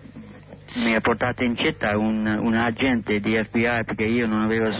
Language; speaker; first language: Italian; non-native, learner; English